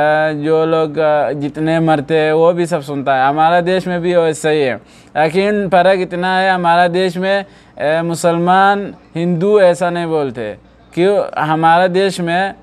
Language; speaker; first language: Hindi; non-native, fluent; Oromo